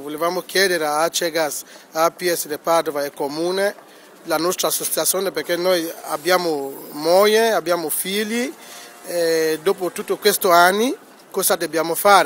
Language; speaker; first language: Italian; non-native, fluent; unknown